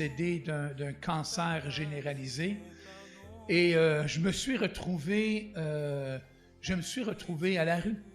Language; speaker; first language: French; native; French